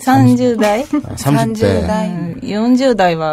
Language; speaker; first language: Korean; non-native, learner; Japanese